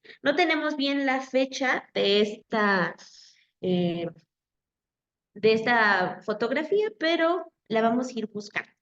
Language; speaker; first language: Spanish; native; Spanish